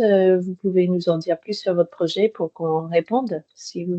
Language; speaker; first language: French; native; French